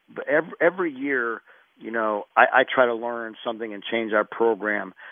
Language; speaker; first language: English; native; English